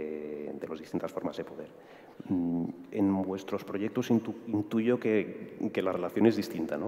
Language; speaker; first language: Spanish; native; Spanish